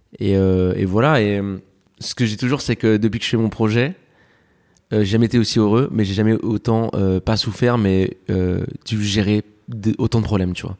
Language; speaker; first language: French; early bilingual, other home language; Spanish